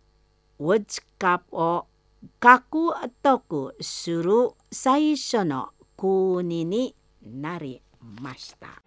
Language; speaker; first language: Japanese; non-native, fluent; Indonesian